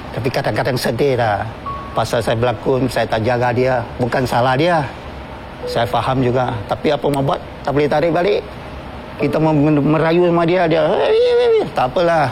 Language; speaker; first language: Malay; non-native, local second language; Chinese